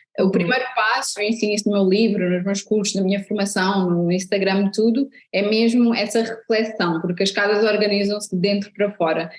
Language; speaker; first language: Portuguese; native; Portuguese